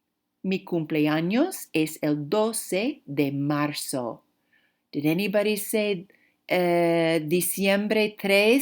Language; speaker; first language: Spanish; non-native, fluent; English